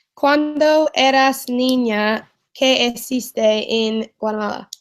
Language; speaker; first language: Spanish; non-native, learner; English